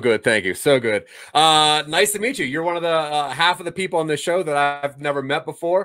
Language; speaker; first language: English; native; English